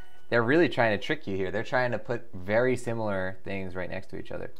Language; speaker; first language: English; native; English